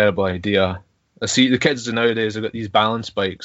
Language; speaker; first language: English; native; English